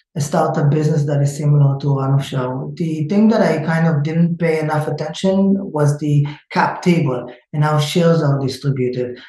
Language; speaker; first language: English; non-native, fluent; Hebrew